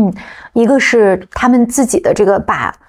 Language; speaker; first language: Chinese; native; Chinese